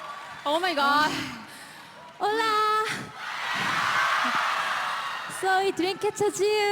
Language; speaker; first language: Spanish; non-native, learner; Korean